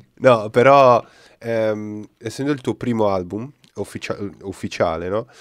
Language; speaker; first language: Italian; non-native, fluent; Portuguese